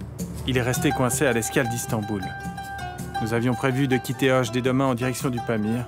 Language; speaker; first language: French; native; French